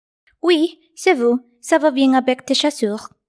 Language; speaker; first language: French; non-native, learner; Spanish